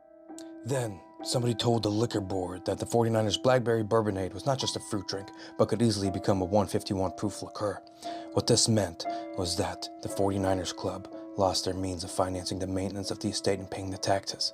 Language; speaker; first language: English; native; English